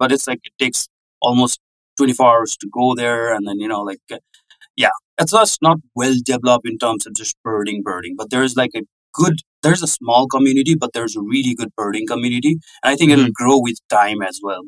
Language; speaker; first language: English; non-native, local second language; Nepali